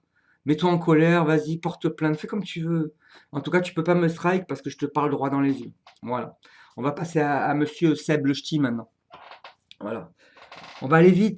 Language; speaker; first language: French; native; French